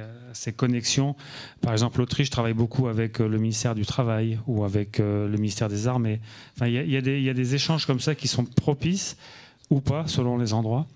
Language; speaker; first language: French; native; French